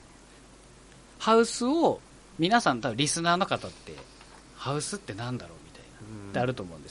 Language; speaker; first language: Japanese; native; Japanese